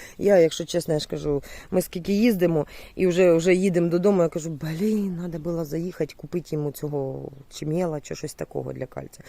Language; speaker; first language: Ukrainian; native; Ukrainian